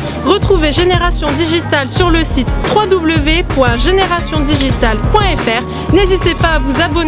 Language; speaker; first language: French; native; French